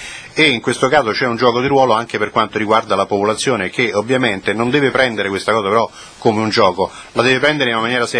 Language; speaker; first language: Italian; native; Italian